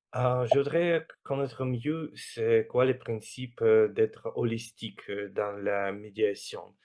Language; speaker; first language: French; non-native, fluent; Russian